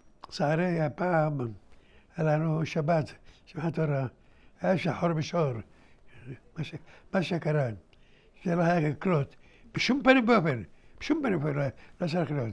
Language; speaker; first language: Hebrew; early bilingual, other home language; Arabic